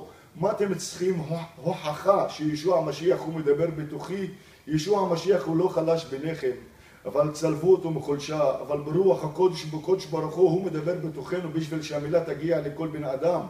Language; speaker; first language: Hebrew; non-native, local second language; Arabic